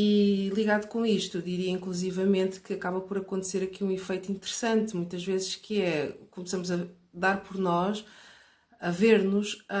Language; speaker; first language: Portuguese; native; Portuguese